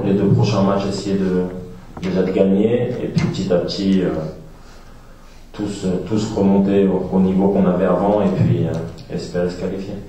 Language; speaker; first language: French; native; French